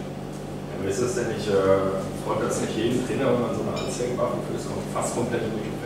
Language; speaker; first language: German; native; German